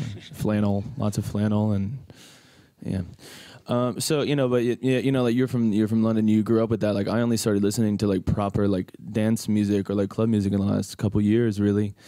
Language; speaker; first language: English; native; English